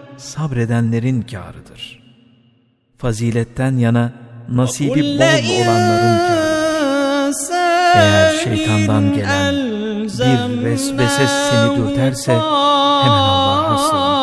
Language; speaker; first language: Turkish; native; Turkish